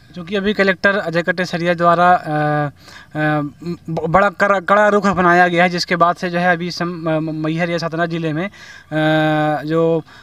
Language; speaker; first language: Hindi; native; Hindi